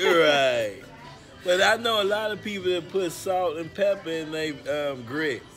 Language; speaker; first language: English; native; English